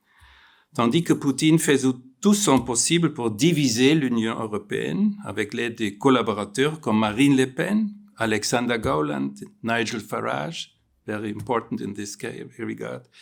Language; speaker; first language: French; non-native, fluent; German